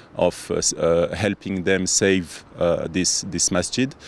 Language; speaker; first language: English; non-native, fluent; French